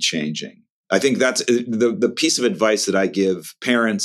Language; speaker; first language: English; native; English